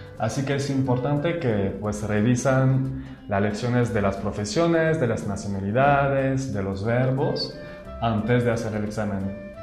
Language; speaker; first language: Spanish; non-native, fluent; French